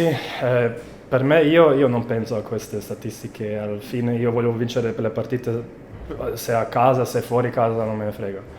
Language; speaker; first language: Italian; non-native, fluent; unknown